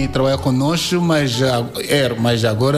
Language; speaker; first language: Portuguese; non-native, learner; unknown